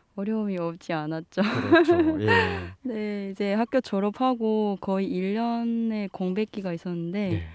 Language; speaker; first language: Korean; native; Korean